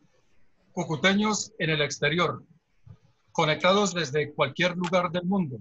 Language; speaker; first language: Spanish; native; Spanish